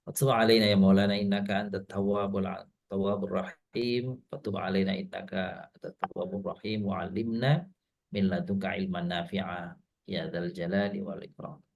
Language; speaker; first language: Arabic; non-native, fluent; Indonesian